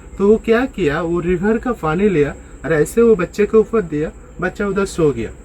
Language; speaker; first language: Hindi; non-native, local second language; Bangla